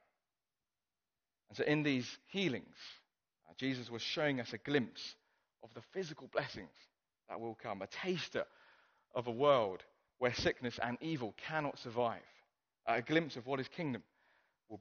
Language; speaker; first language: English; non-native, local second language; Cantonese